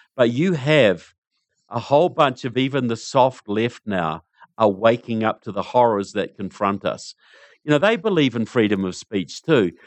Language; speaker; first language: English; native; English